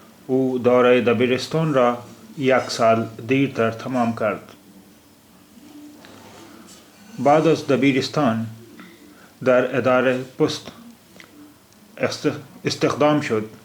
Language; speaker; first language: Persian; non-native, fluent; Urdu